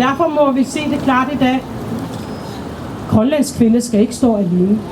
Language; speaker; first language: Danish; non-native, local second language; Kalaallisut